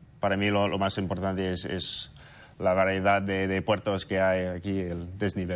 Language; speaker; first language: Spanish; non-native, fluent; English